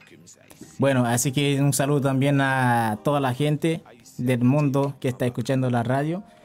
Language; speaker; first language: Spanish; non-native, learner; Haitian Creole